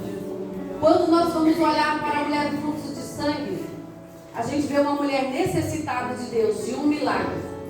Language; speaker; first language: Portuguese; native; Portuguese